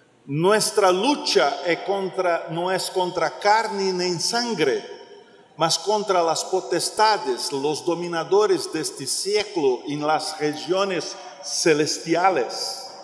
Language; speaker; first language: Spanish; non-native, learner; Portuguese